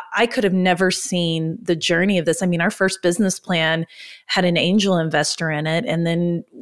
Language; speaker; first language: English; native; English